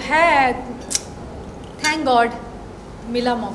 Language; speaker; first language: Hindi; non-native, local second language; Punjabi